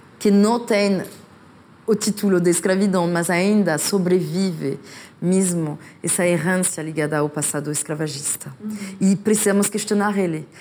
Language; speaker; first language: Portuguese; non-native, fluent; French